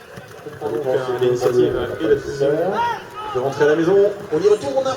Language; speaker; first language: French; native; French